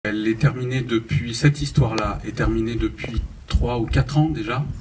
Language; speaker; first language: French; native; French